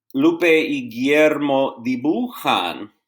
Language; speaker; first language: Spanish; non-native, fluent; English